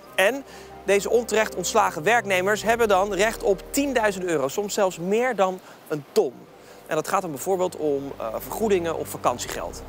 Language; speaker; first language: Dutch; native; Dutch